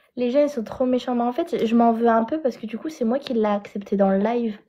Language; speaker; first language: French; native; French